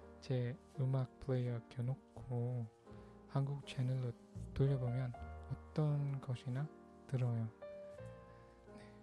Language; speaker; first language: Korean; non-native, learner; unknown